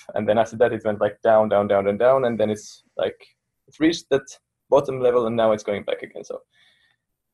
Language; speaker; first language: English; non-native, fluent; Finnish